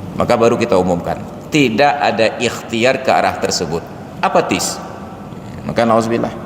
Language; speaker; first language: Malay; non-native, local second language; Achinese